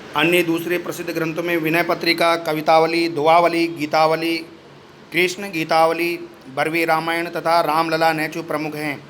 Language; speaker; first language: Hindi; native; Hindi